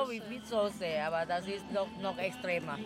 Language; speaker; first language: German; non-native, learner; Thai